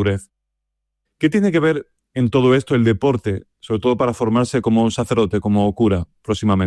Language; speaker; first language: Spanish; native; Spanish